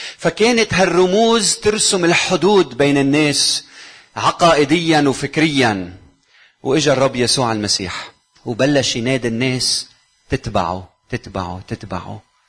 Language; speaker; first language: Arabic; native; Arabic